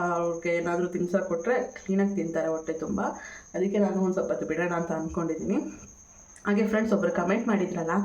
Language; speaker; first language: Kannada; non-native, local second language; Tamil